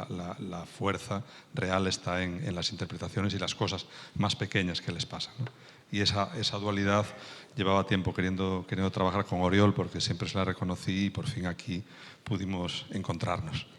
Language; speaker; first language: Spanish; native; Spanish